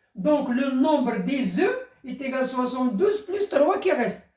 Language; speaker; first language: French; non-native, local second language; Arabic